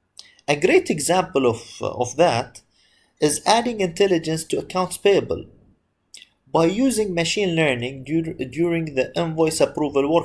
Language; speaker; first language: English; non-native, fluent; Arabic